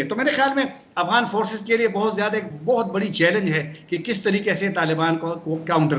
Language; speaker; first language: Hindi; non-native, local second language; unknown